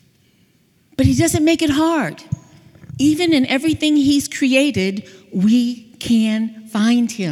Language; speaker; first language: English; native; English